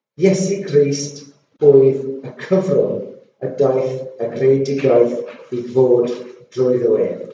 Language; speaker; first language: Welsh; non-native, local second language; English